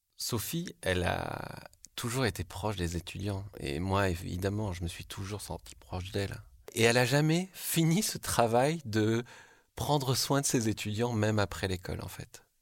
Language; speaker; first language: French; early bilingual, other home language; Korean